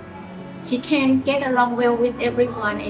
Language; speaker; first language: English; non-native, learner; Thai